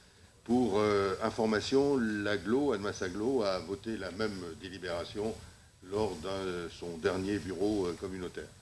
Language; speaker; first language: French; native; French